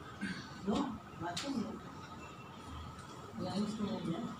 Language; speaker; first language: German; non-native, fluent; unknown